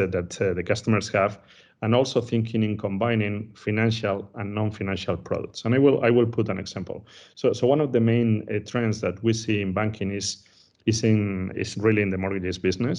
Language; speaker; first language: English; non-native, fluent; Spanish